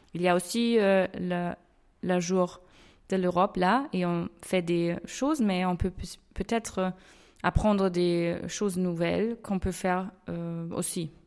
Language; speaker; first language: French; non-native, fluent; German